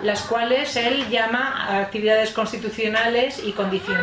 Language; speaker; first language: Spanish; native; Spanish